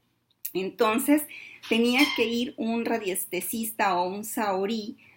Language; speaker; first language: Spanish; native; Spanish